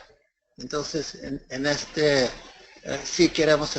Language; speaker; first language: Spanish; early bilingual, heritage; English